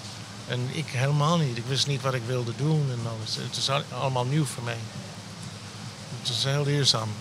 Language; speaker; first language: Dutch; non-native, fluent; English